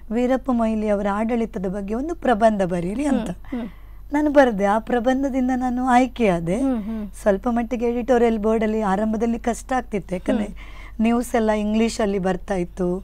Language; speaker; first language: Kannada; native; Kannada